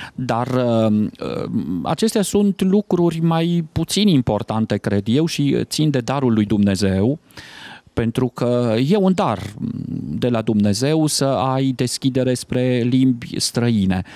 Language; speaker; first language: Romanian; native; Romanian